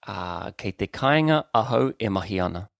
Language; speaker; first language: Māori; non-native, local second language; English